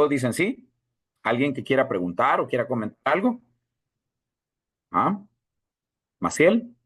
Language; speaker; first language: Spanish; native; Spanish